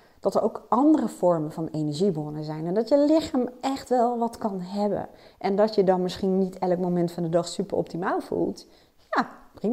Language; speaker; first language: Dutch; native; Dutch